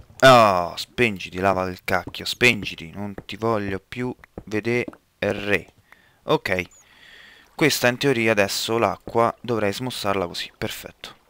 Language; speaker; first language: Italian; native; Italian